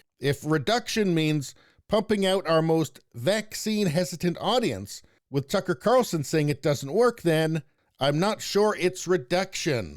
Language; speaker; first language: English; native; English